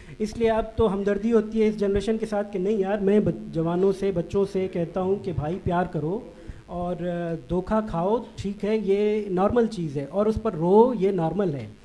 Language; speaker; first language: Urdu; non-native, local second language; Baluchi